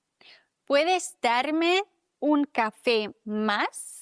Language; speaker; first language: Spanish; non-native, fluent; German